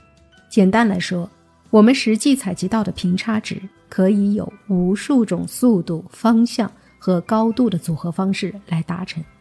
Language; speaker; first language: Chinese; native; Chinese